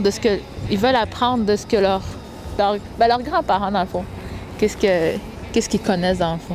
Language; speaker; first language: French; non-native, local second language; Innu-aimun